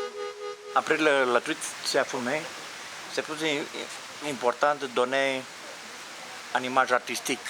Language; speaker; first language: French; non-native, fluent; Romanian